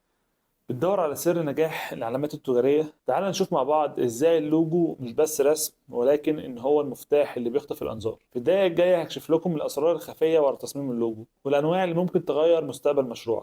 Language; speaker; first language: Arabic; native; Arabic